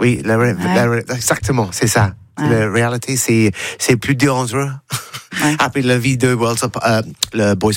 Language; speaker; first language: French; non-native, learner; English